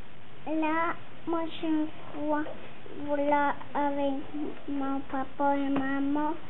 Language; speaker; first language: French; non-native, learner; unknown